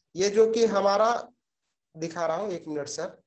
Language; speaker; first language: Hindi; native; Hindi